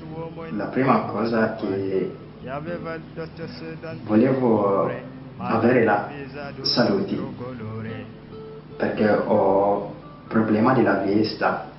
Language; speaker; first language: Italian; non-native, learner; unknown